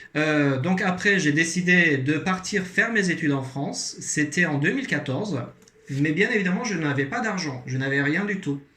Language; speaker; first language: French; non-native, fluent; Azerbaijani